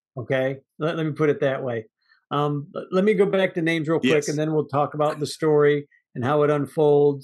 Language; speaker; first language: English; native; English